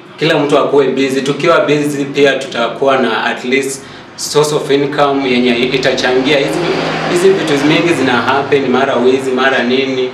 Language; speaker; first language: Swahili; native; Swahili